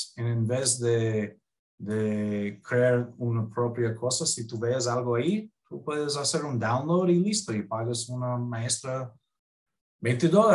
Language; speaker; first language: Spanish; non-native, fluent; English